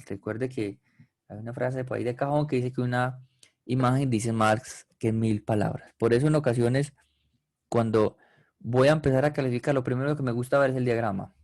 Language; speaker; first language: Spanish; native; Spanish